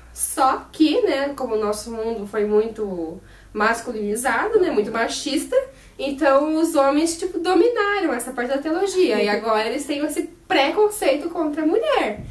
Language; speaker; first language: Portuguese; native; Portuguese